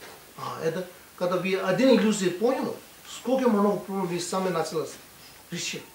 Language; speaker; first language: Russian; non-native, learner; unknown